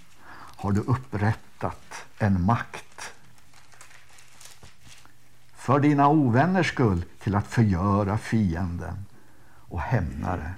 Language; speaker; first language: Swedish; native; Swedish